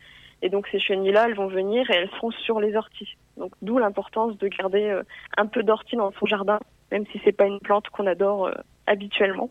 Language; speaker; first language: French; native; French